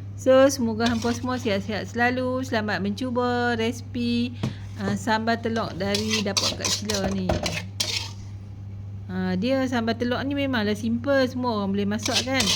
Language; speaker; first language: Malay; native; Malay